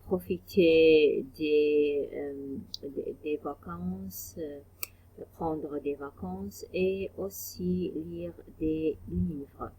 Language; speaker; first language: French; non-native, fluent; Arabic